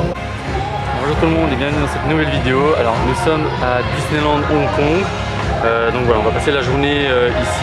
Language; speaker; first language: French; native; French